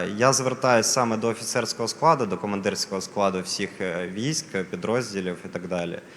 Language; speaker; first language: Ukrainian; non-native, local second language; Russian